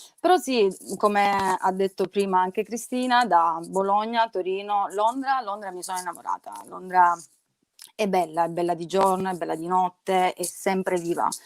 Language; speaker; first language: Italian; native; Italian